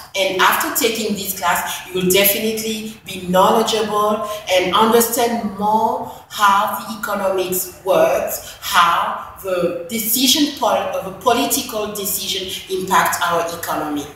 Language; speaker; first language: English; non-native, fluent; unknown